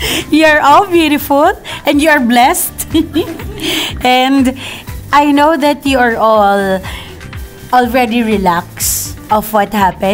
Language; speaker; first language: English; non-native, local second language; Filipino